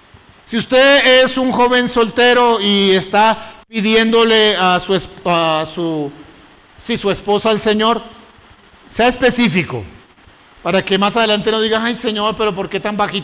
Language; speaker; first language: Spanish; native; Spanish